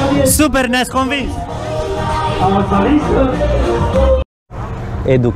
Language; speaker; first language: Romanian; native; Romanian